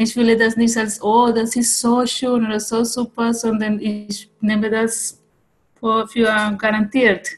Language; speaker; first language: German; non-native, fluent; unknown